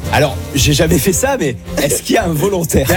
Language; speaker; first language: French; native; French